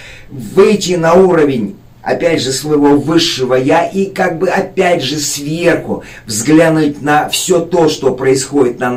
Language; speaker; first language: Russian; native; Russian